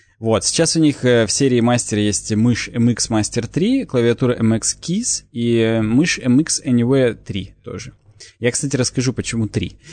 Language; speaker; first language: Russian; native; Russian